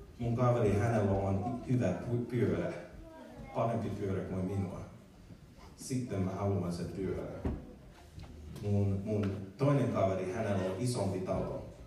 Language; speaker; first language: Finnish; non-native, learner; English